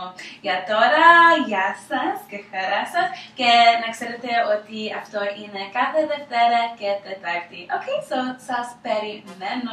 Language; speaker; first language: Greek; early bilingual, heritage; Greek